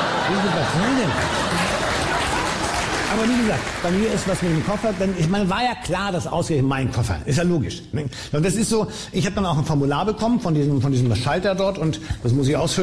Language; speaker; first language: German; native; German